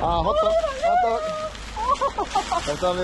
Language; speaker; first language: Korean; non-native, learner; English